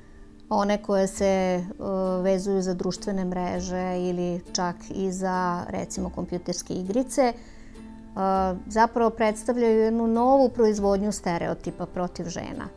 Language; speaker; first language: Serbian; native; Serbian